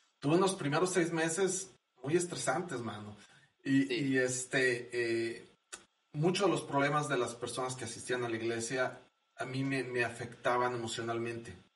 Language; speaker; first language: Spanish; native; Spanish